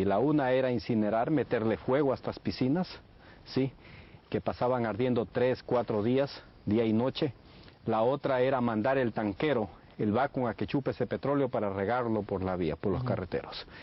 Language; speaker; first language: Spanish; native; Spanish